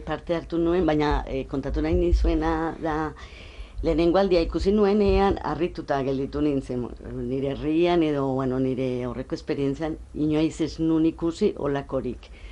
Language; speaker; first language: Basque; non-native, local second language; Spanish